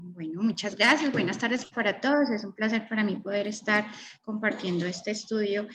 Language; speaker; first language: Spanish; native; Spanish